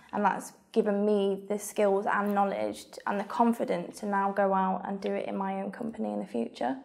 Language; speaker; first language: English; native; English